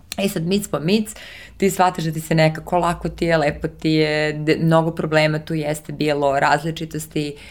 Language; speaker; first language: Serbian; early bilingual, heritage; Serbian